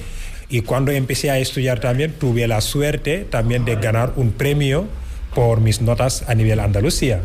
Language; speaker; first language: Spanish; non-native, fluent; Wolof